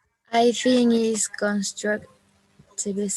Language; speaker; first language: English; non-native, learner; Spanish